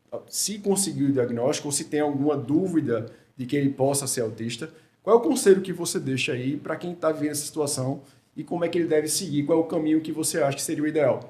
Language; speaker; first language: Portuguese; native; Portuguese